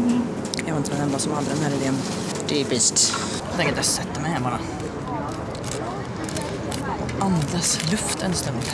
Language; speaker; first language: Swedish; native; Swedish